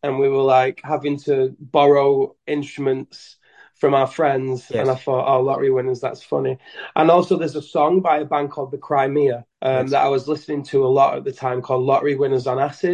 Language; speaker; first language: English; native; English